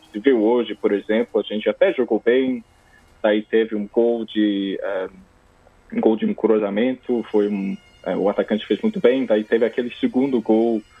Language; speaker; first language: Portuguese; non-native, fluent; English